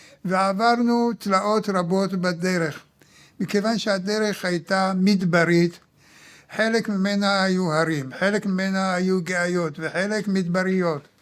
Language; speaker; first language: Hebrew; early bilingual, other home language; Arabic